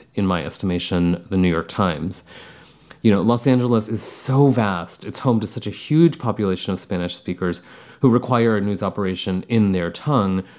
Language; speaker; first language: English; early bilingual, other home language; Bangla